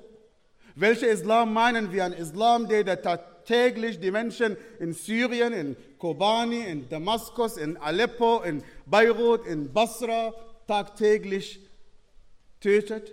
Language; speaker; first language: German; non-native, fluent; Arabic